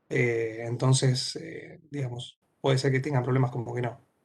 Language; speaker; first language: Spanish; native; Spanish